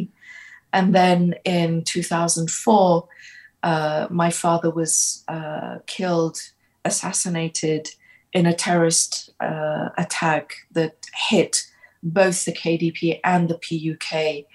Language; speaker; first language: English; native; English